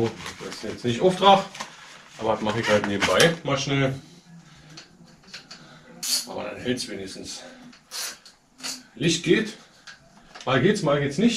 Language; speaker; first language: German; native; German